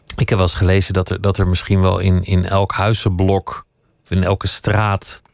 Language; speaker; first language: Dutch; native; Dutch